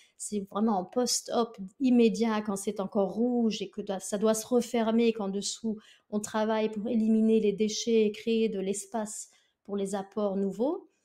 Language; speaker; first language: French; non-native, fluent; German